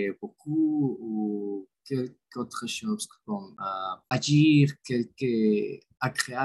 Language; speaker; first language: French; non-native, learner; Spanish